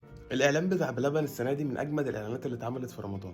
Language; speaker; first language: Arabic; native; Arabic